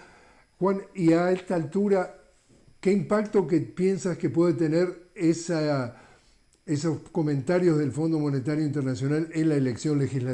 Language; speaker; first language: Spanish; native; Spanish